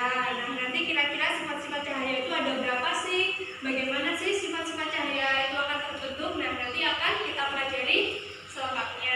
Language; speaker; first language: Indonesian; native; Indonesian